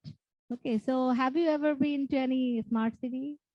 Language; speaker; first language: English; non-native, local second language; Bangla